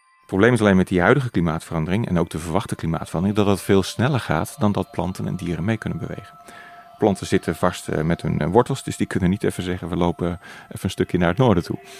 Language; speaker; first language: Dutch; native; Dutch